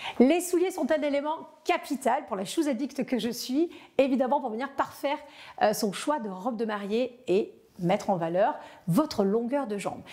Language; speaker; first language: French; native; French